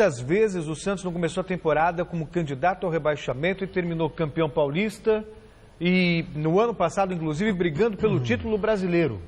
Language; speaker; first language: Portuguese; native; Portuguese